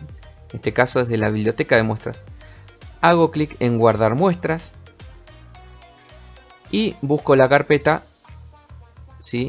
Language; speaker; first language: Spanish; native; Spanish